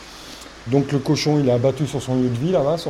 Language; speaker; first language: French; native; French